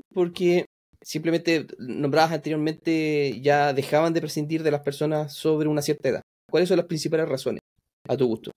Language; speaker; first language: Spanish; native; Spanish